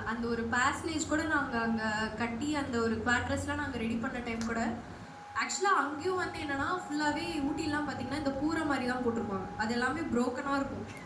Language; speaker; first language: Tamil; non-native, local second language; Telugu